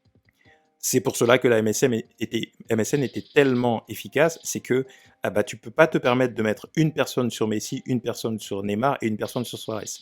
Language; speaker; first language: French; native; French